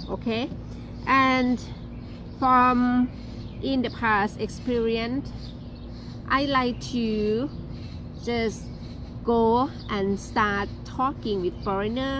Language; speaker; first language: English; non-native, learner; Thai